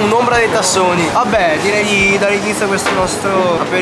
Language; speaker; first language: Italian; native; Italian